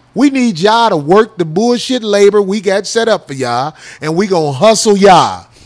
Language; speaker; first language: English; native; English